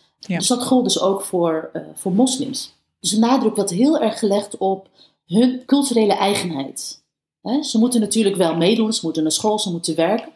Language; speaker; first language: Dutch; early bilingual, other home language; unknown